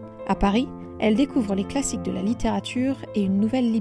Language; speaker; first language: French; native; French